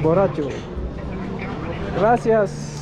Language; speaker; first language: Spanish; non-native, learner; Filipino